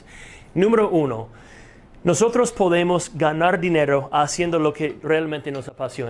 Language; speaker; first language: Spanish; non-native, fluent; English